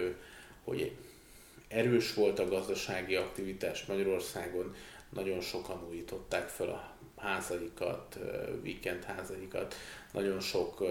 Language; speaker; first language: Hungarian; native; Hungarian